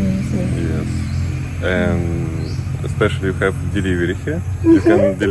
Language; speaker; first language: English; non-native, learner; Russian